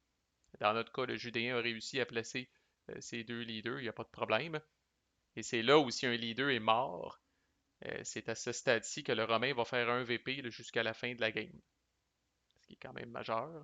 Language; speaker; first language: French; native; French